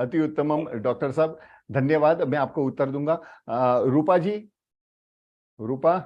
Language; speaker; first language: Hindi; native; Hindi